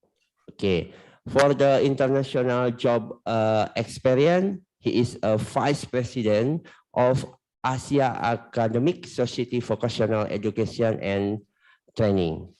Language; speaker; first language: English; non-native, learner; Indonesian